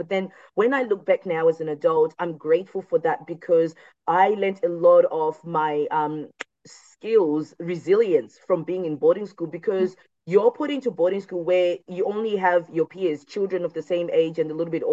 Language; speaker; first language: English; non-native, local second language; Shona